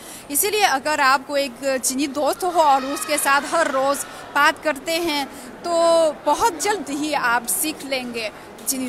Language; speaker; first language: Hindi; non-native, fluent; Chinese